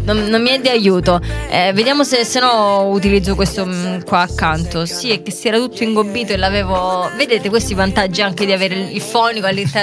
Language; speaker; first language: Italian; native; Italian